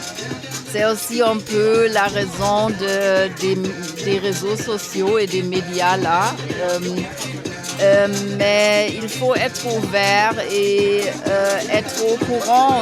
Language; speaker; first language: French; non-native, fluent; German